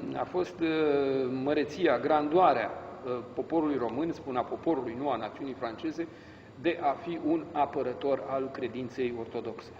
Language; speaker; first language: Romanian; early bilingual, heritage; Romanian